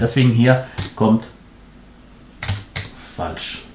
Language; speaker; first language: German; non-native, fluent; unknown